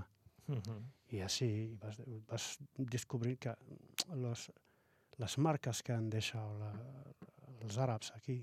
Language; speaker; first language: Catalan; non-native, fluent; Arabic